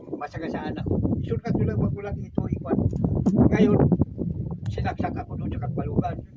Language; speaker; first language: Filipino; non-native, local second language; Hiligaynon